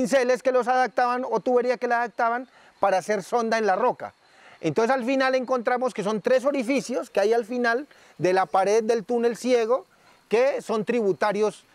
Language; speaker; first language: Spanish; native; Spanish